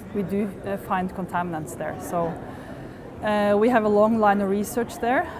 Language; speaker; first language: English; non-native, fluent; Norwegian